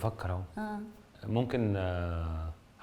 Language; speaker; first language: Arabic; native; Arabic